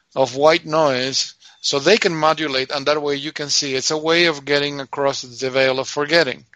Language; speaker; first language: English; non-native, fluent; Spanish